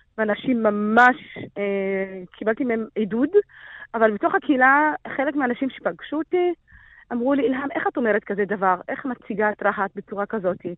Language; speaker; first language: Hebrew; non-native, local second language; Arabic